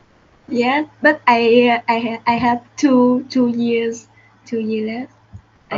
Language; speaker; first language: English; non-native, learner; Vietnamese